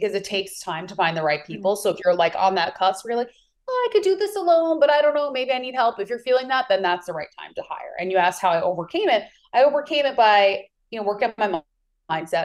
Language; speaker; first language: English; native; English